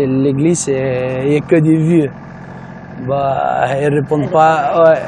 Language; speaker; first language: French; non-native, learner; Fijian